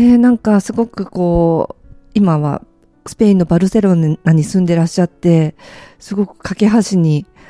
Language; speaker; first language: Japanese; native; Japanese